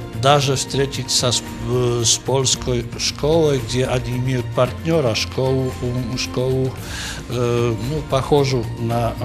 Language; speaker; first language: Russian; non-native, learner; Polish